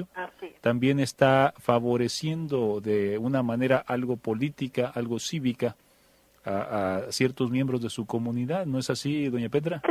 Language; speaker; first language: Spanish; native; Spanish